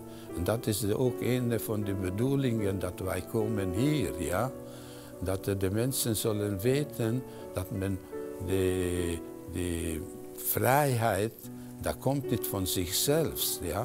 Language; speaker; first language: Dutch; non-native, fluent; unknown